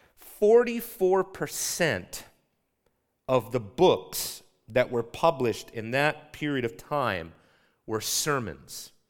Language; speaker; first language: English; native; English